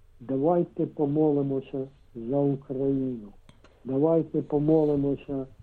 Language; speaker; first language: Ukrainian; non-native, local second language; Russian